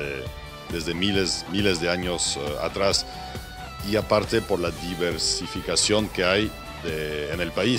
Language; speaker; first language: Spanish; non-native, fluent; French